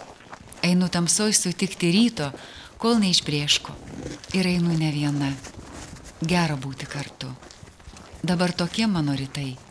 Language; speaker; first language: Lithuanian; native; Lithuanian